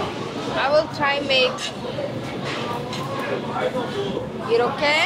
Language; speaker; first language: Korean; non-native, learner; Czech